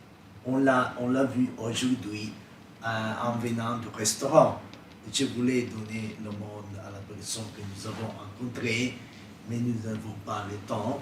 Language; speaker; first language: French; non-native, fluent; Italian